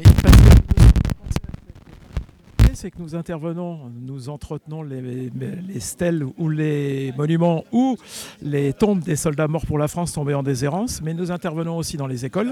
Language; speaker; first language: French; native; French